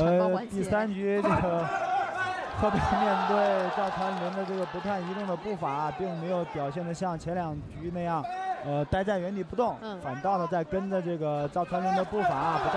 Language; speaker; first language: Chinese; native; Chinese